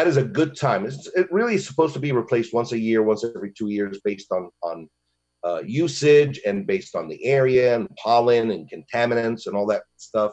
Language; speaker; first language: English; native; English